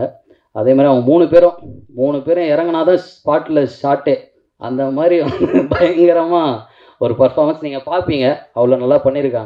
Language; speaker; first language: Tamil; native; Tamil